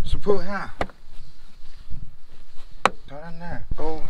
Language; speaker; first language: Danish; native; Danish